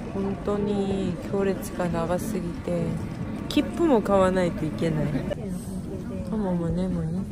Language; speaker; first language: Japanese; non-native, fluent; Korean